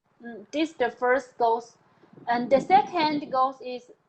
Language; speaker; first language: English; non-native, learner; Chinese